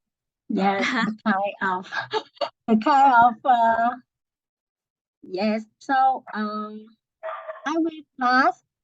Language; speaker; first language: English; non-native, learner; Vietnamese